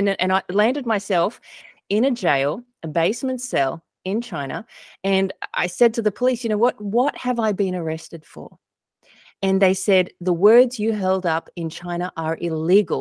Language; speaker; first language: English; native; English